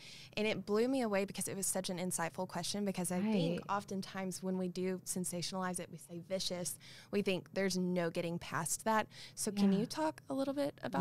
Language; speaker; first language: English; native; English